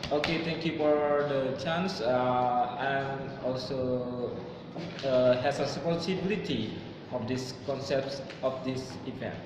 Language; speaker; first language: English; non-native, learner; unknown